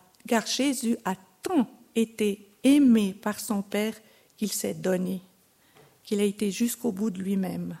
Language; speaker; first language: French; native; French